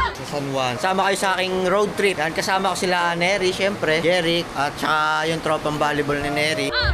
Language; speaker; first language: Filipino; native; Filipino